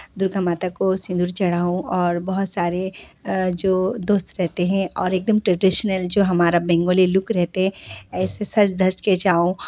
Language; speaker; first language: Hindi; non-native, local second language; Bangla